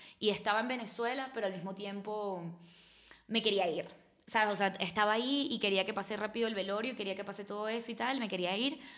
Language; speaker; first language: Spanish; native; Spanish